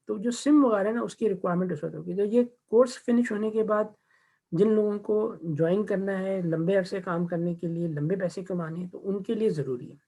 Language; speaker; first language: Urdu; native; Urdu